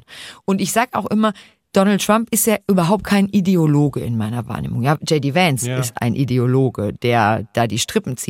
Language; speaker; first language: German; native; German